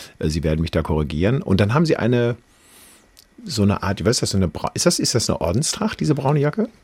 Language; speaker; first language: German; native; German